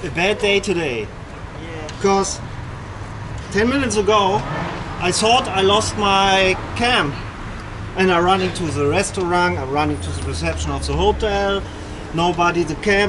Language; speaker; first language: English; non-native, learner; German